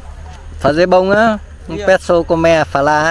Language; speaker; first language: Portuguese; non-native, learner; Vietnamese